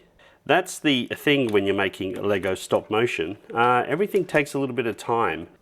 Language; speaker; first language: English; native; English